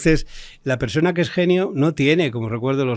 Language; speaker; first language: Spanish; native; Spanish